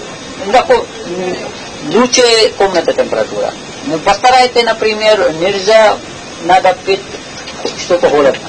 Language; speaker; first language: Russian; non-native, learner; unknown